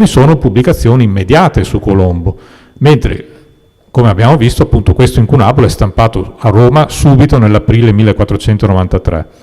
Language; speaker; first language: Italian; native; Italian